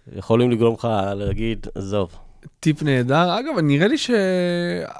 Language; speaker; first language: Hebrew; native; Hebrew